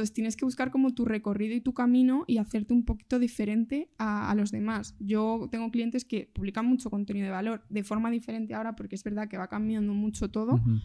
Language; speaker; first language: Spanish; native; Spanish